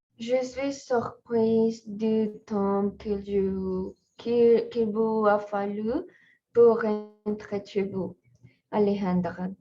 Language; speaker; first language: French; non-native, learner; Spanish